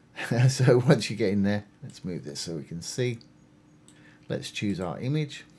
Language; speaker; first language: English; native; English